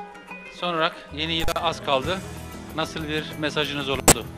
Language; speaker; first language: Turkish; native; Turkish